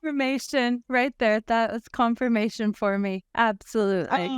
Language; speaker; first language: English; native; English